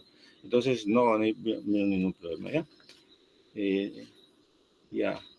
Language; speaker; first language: Spanish; native; Spanish